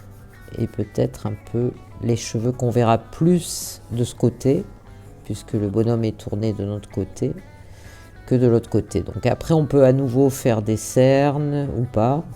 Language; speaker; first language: French; native; French